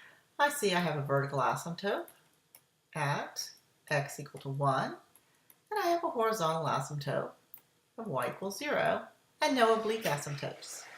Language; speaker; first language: English; native; English